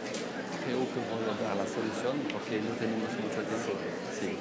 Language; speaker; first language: Spanish; non-native, fluent; French